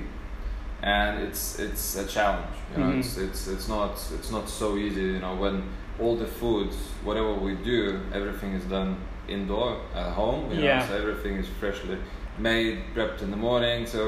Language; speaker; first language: English; native; English